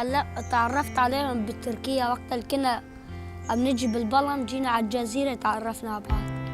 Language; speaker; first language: Arabic; native; Arabic